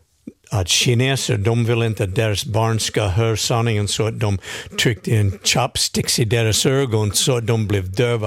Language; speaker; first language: Swedish; non-native, fluent; English